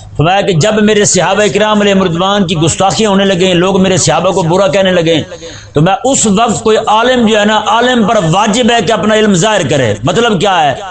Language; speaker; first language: Urdu; non-native, local second language; Punjabi